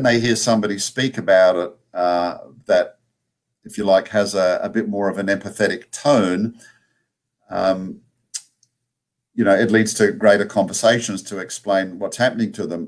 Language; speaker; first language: English; native; English